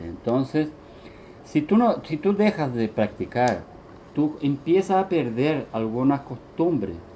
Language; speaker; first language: Spanish; early bilingual, heritage; Spanish